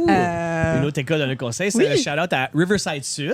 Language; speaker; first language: French; native; French